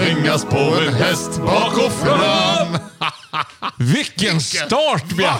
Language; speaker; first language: Swedish; native; Swedish